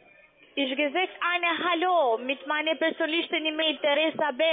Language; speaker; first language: German; non-native, learner; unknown